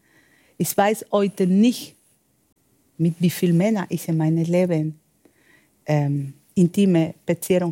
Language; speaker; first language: German; non-native, learner; Spanish